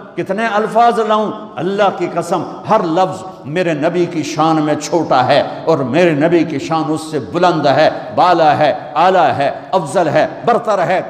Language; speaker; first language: Urdu; non-native, local second language; Saraiki